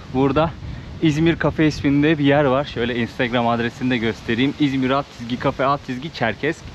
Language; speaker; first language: Turkish; native; Turkish